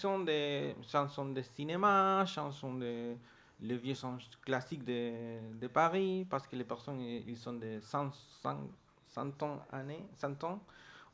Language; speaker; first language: French; non-native, learner; Spanish